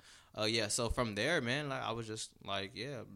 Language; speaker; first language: English; native; English